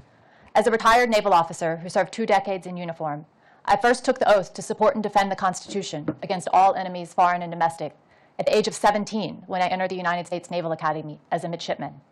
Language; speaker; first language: English; native; English